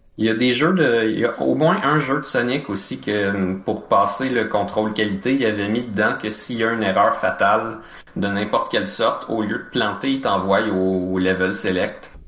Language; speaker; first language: French; native; French